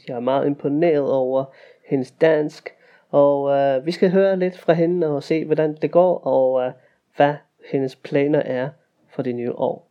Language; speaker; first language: Danish; non-native, fluent; English